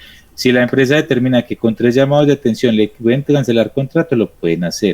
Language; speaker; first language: Spanish; native; Spanish